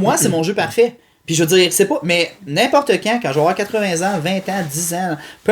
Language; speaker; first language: French; native; French